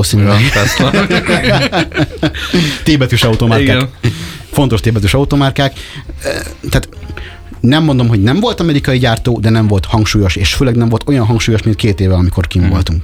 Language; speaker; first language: Hungarian; native; Hungarian